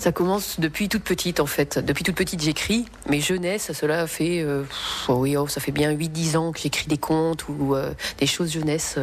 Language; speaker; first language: French; native; French